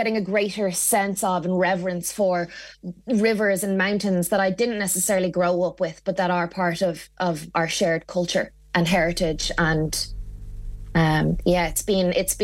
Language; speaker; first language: English; native; English